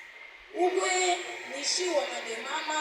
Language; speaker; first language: Chinese; non-native, learner; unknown